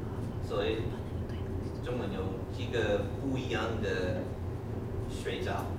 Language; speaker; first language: Chinese; non-native, learner; English